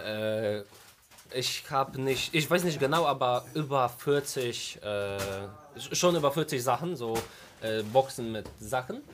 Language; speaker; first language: German; non-native, learner; Polish